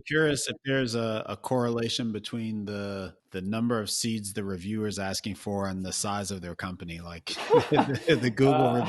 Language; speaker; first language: English; native; English